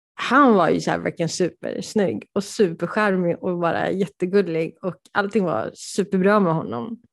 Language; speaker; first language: Swedish; early bilingual, other home language; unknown